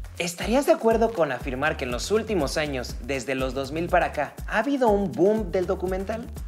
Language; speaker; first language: Spanish; native; Spanish